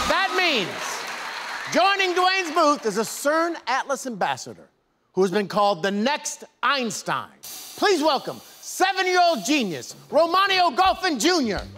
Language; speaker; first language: English; native; English